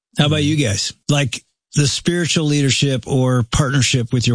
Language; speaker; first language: English; native; English